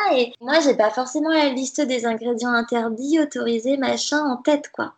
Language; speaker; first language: French; native; French